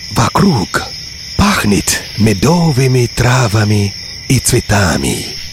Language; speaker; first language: Russian; non-native, fluent; Yoruba